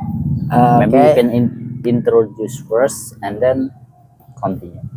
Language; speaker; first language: English; non-native, fluent; Indonesian